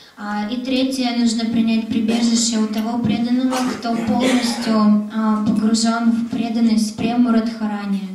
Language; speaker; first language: Russian; native; Russian